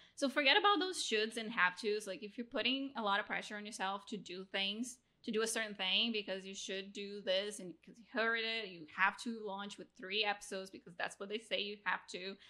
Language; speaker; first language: English; non-native, fluent; Portuguese